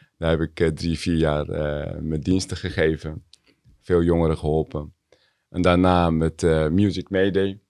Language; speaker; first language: Dutch; early bilingual, other home language; Tigrinya